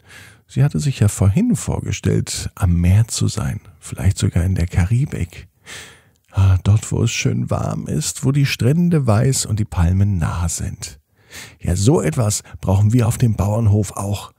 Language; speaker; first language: German; native; German